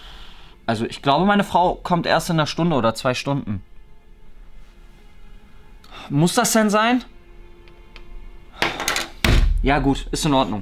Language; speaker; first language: German; native; German